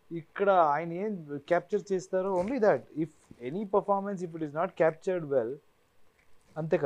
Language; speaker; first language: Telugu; non-native, fluent; Kannada